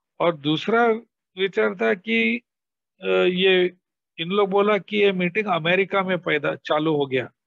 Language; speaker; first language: Hindi; non-native, local second language; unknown